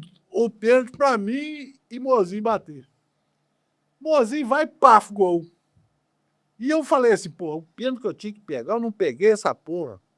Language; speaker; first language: Portuguese; native; Portuguese